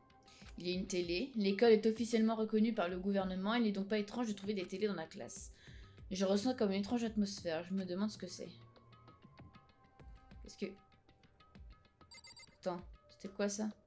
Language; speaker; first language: French; native; French